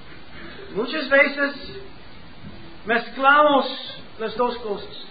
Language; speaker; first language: Spanish; non-native, learner; English